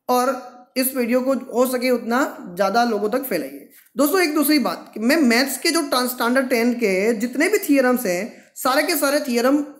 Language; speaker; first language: Hindi; non-native, local second language; Gujarati